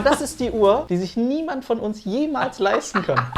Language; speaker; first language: German; native; German